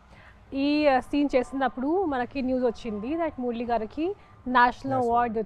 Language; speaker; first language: Telugu; non-native, fluent; Hindi